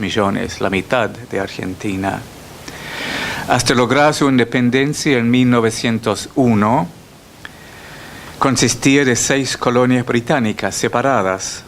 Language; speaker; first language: Spanish; non-native, fluent; English